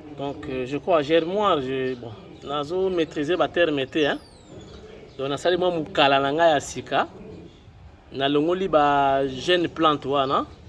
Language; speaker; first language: Lingala; non-native, local second language; Kongo